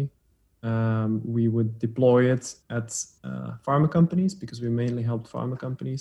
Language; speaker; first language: English; non-native, fluent; Dutch